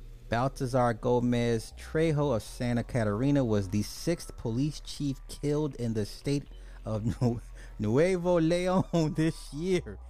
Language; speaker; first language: English; native; English